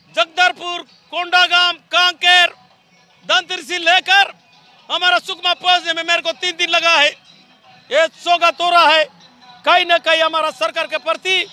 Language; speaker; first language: Hindi; native; Hindi